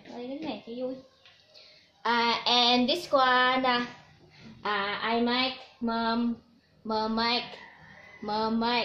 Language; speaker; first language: English; non-native, learner; Vietnamese